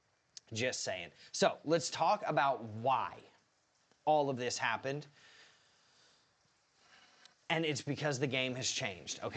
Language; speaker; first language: English; native; English